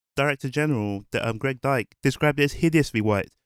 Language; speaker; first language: English; early bilingual, other home language; Yoruba